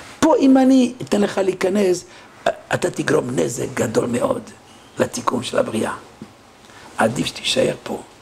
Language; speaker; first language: Hebrew; non-native, fluent; French